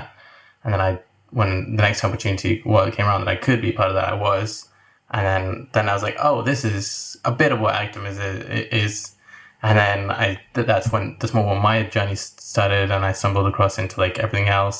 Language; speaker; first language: English; native; English